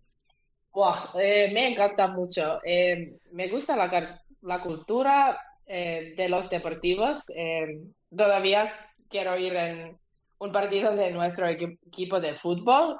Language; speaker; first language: Spanish; non-native, learner; Finnish